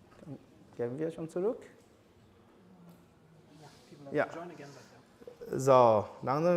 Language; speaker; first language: German; non-native, learner; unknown